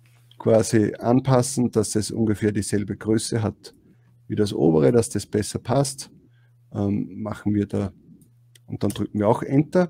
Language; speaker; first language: German; native; German